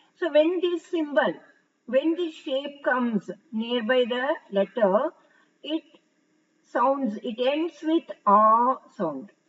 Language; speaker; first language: English; non-native, local second language; Tamil